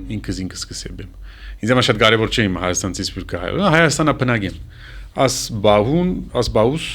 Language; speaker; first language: Armenian; early bilingual, heritage; Armenian